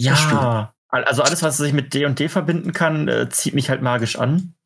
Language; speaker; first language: German; native; German